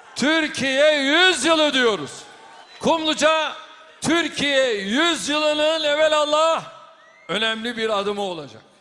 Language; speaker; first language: Turkish; native; Turkish